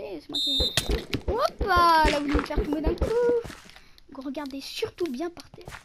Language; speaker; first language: French; native; French